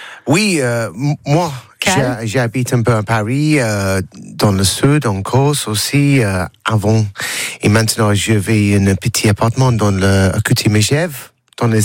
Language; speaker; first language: French; non-native, learner; English